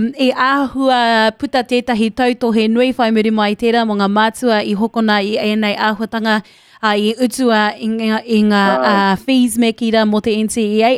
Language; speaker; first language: Māori; native; Māori